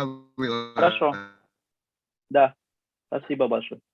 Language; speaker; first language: Russian; non-native, learner; Indonesian